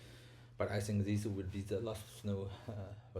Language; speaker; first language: English; non-native, learner; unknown